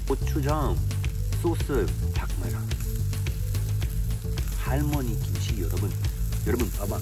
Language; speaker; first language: Korean; non-native, learner; French